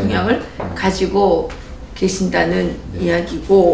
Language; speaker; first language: Korean; native; Korean